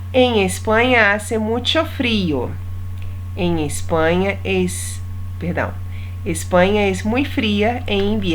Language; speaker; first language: Spanish; non-native, fluent; Portuguese